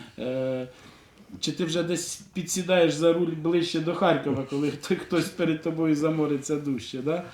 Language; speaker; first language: Ukrainian; non-native, local second language; Russian